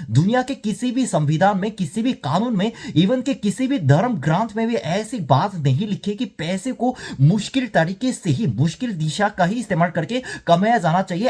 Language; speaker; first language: Hindi; non-native, fluent; Korean